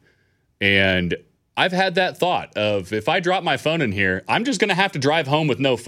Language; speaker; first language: English; native; English